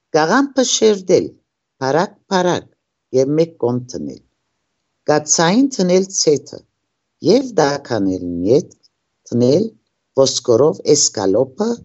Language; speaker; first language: Armenian; early bilingual, heritage; Armenian